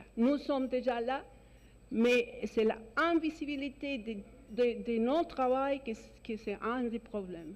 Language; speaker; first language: French; non-native, fluent; Spanish